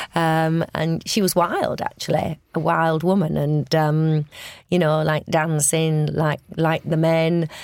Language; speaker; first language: English; native; English